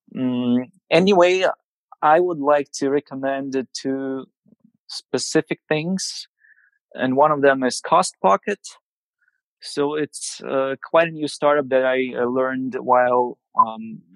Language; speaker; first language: English; non-native, fluent; Russian